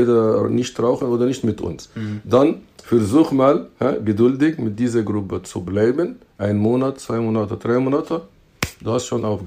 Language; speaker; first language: German; non-native, fluent; Arabic